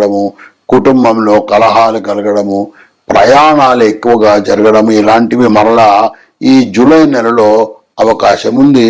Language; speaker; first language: Telugu; native; Telugu